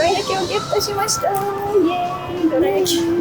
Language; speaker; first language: Japanese; non-native, fluent; Russian